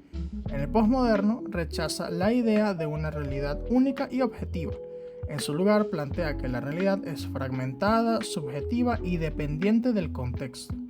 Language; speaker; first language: Spanish; native; Spanish